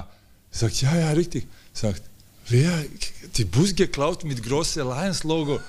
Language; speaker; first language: German; non-native, fluent; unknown